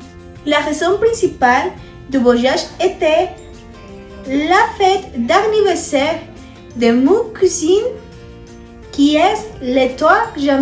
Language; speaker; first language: French; non-native, learner; Spanish